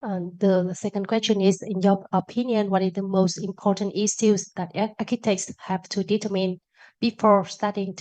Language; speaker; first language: English; non-native, learner; Vietnamese